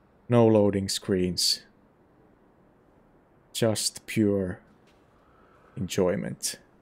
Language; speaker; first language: English; non-native, fluent; Finnish